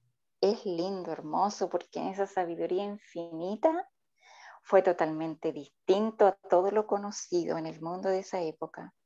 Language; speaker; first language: Spanish; native; Spanish